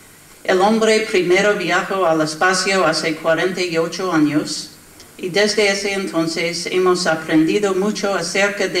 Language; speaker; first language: Spanish; non-native, learner; English